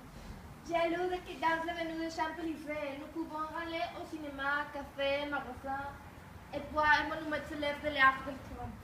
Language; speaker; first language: French; non-native, learner; Spanish